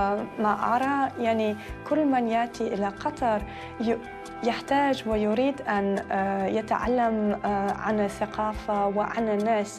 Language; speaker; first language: Arabic; non-native, fluent; German